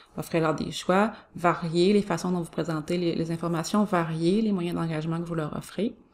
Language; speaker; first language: French; native; French